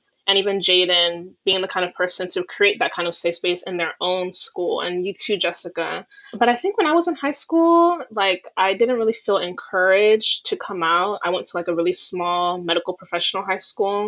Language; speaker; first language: English; native; English